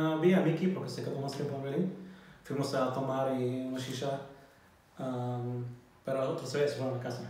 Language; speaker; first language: Spanish; non-native, learner; German